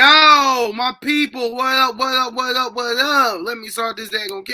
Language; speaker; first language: English; native; English